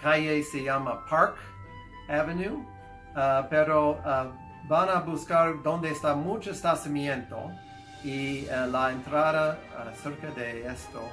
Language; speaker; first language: Spanish; non-native, fluent; English